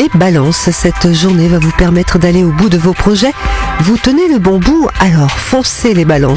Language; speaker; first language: French; native; French